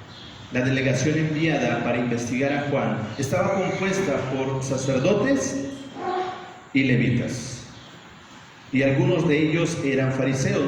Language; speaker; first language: Spanish; native; Spanish